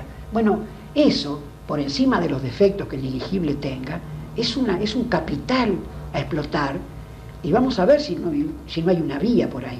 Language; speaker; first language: Spanish; native; Spanish